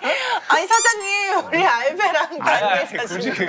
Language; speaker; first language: Korean; native; Korean